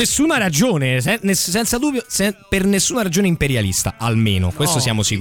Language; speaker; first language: Italian; native; Italian